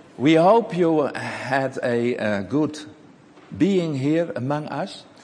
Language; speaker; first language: English; non-native, learner; Dutch